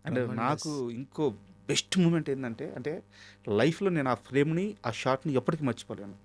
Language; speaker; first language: Telugu; native; Telugu